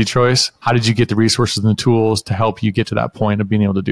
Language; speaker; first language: English; native; English